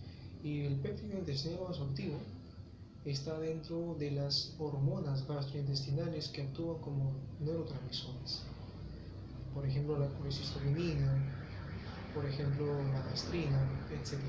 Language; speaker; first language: Spanish; native; Spanish